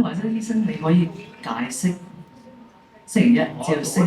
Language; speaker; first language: Cantonese; early bilingual, heritage; English